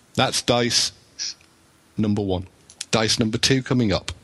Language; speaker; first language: English; native; English